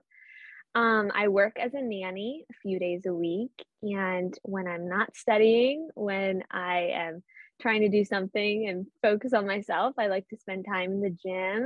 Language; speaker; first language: English; native; English